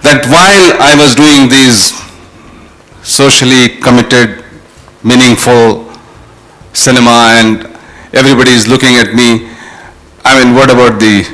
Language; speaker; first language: English; non-native, local second language; Hindi